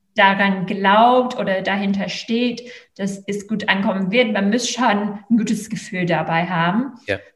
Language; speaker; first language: German; non-native, fluent; English